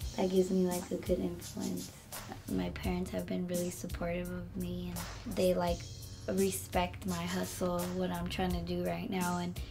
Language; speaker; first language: English; early bilingual, other home language; Spanish